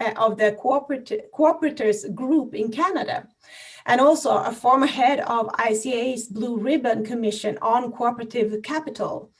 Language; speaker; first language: English; non-native, fluent; Swedish